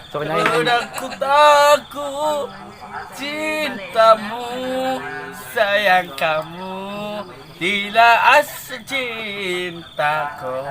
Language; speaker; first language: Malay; non-native, local second language; Sundanese